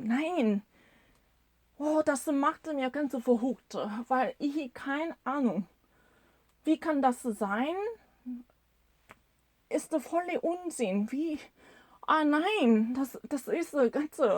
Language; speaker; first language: German; non-native, learner; Korean